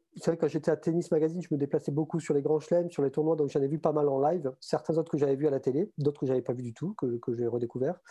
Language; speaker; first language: French; native; French